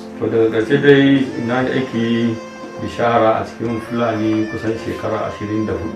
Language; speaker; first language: Hausa; non-native, local second language; Fula